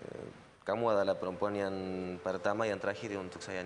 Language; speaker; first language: Indonesian; non-native, learner; Spanish